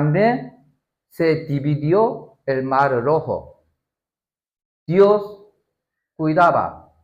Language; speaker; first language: Spanish; non-native, learner; Korean